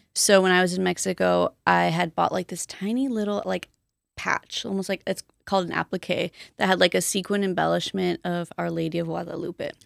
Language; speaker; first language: English; native; English